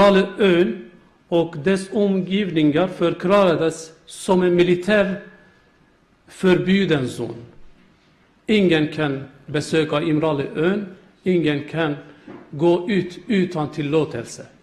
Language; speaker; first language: Swedish; non-native, learner; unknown